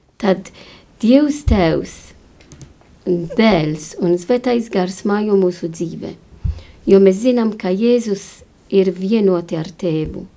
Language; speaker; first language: Latvian; non-native, fluent; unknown